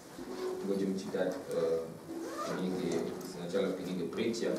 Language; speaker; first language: Russian; non-native, fluent; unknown